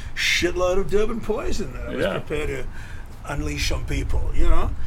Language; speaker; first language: English; native; English